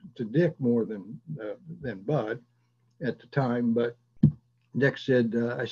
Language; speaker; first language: English; native; English